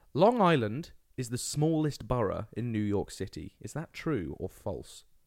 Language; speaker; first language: English; native; English